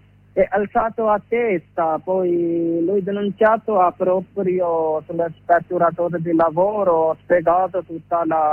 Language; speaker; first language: Italian; non-native, learner; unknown